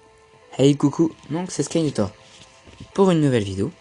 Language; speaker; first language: French; native; French